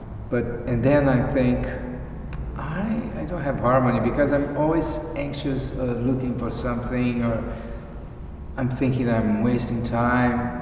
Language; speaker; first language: English; non-native, fluent; Portuguese